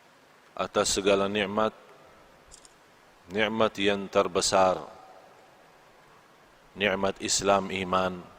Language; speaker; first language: Indonesian; non-native, fluent; Arabic